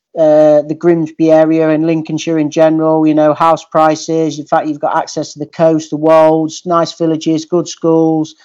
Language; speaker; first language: English; native; English